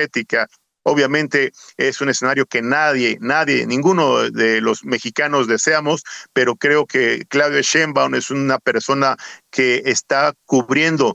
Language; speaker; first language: Spanish; native; Spanish